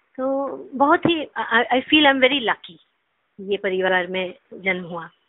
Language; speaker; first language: Hindi; non-native, local second language; Bangla